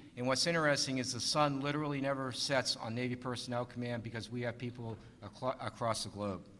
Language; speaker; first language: English; native; English